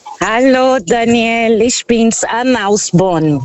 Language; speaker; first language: German; non-native, fluent; Portuguese